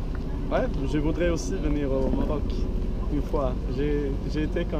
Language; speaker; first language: French; non-native, learner; Swedish